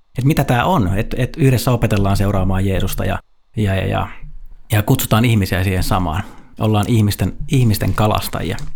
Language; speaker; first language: Finnish; native; Finnish